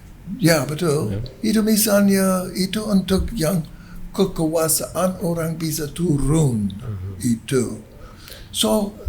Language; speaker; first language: Indonesian; non-native, learner; English